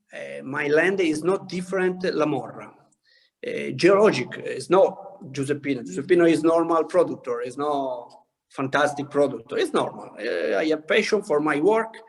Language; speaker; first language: English; non-native, learner; Italian